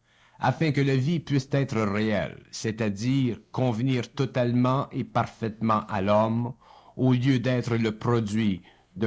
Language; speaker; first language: French; native; French